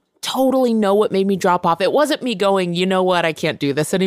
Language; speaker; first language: English; native; English